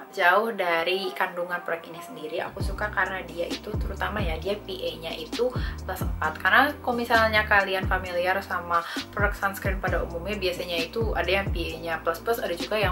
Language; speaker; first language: Indonesian; native; Indonesian